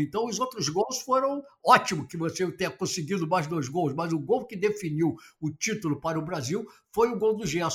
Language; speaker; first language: Portuguese; native; Portuguese